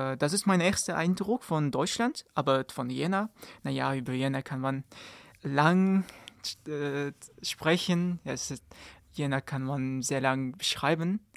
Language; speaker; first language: German; non-native, learner; Kazakh